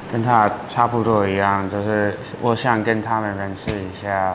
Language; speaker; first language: Chinese; early bilingual, heritage; English